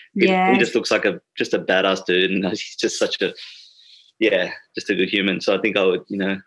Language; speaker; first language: English; native; English